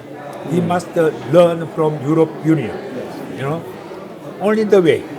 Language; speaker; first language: English; non-native, learner; Korean